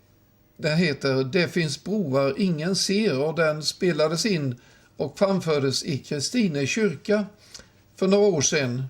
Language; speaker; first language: Swedish; native; Swedish